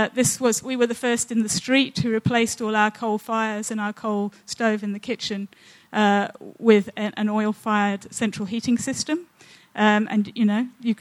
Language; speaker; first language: English; native; English